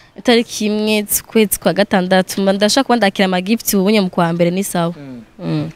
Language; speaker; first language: Rundi; non-native, local second language; Swahili